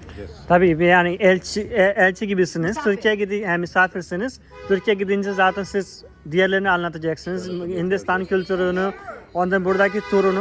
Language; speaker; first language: Turkish; non-native, fluent; Hindi